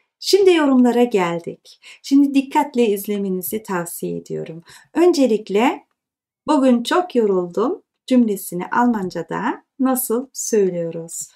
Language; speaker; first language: Turkish; early bilingual, heritage; Turkish